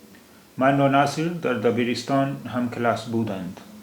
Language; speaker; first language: Persian; non-native, fluent; Urdu